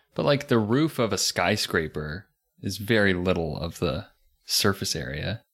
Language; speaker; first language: English; native; English